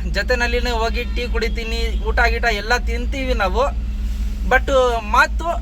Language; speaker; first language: Kannada; non-native, local second language; Urdu